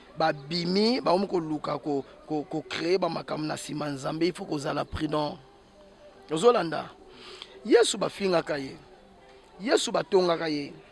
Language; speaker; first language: Lingala; native; Lingala